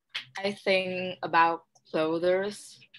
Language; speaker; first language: English; non-native, learner; Vietnamese